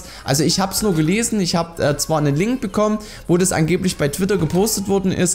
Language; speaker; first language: German; native; German